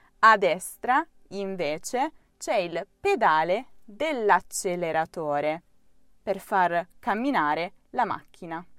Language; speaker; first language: Italian; native; Italian